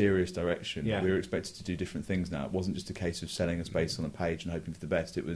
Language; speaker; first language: English; native; English